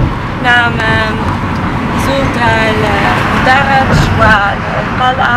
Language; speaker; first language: Arabic; non-native, learner; German